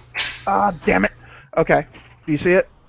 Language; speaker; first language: English; native; English